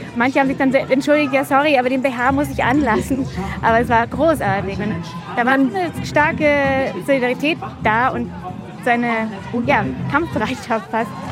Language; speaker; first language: German; native; German